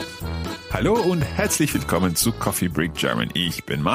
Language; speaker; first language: German; non-native, fluent; English